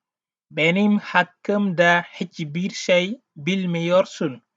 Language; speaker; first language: Turkish; non-native, learner; Wolof